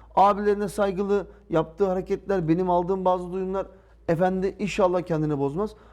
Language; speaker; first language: Turkish; early bilingual, heritage; Turkish